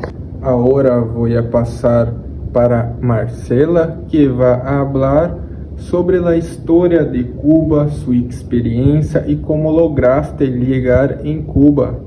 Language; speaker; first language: Spanish; non-native, learner; Portuguese